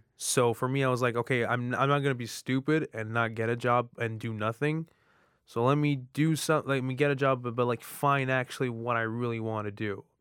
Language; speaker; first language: English; early bilingual, other home language; Arabic